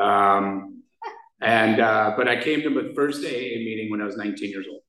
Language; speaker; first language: English; native; English